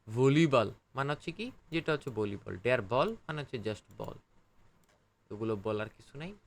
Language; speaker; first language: Bangla; native; Bangla